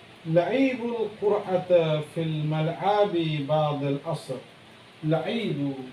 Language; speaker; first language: Arabic; non-native, fluent; Bangla